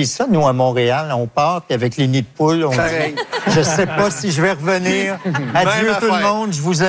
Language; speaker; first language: French; native; French